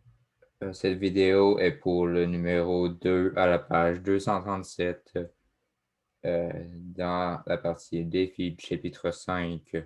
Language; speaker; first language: French; native; French